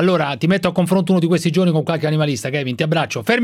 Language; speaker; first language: Italian; native; Italian